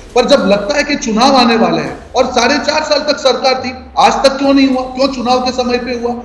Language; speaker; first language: Hindi; non-native, local second language; Gujarati